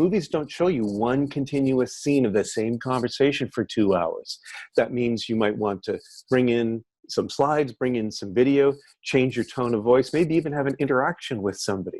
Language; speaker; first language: English; native; English